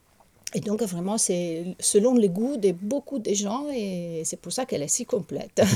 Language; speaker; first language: French; non-native, fluent; Italian